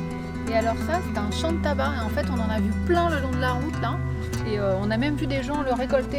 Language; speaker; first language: French; native; French